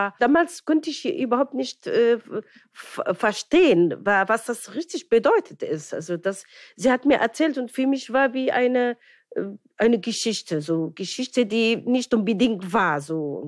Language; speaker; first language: German; non-native, fluent; Arabic